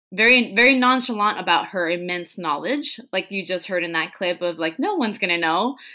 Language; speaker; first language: English; non-native, fluent; Spanish